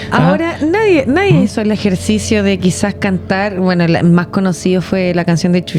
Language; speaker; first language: Spanish; native; Spanish